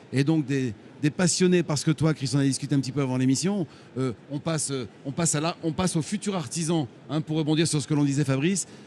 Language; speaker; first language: French; native; French